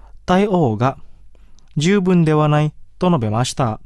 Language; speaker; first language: Japanese; non-native, fluent; Indonesian